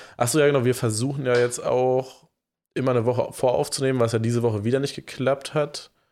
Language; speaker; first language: German; native; German